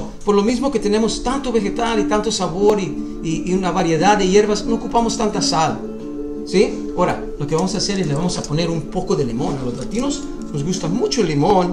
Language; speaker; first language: Spanish; early bilingual, other home language; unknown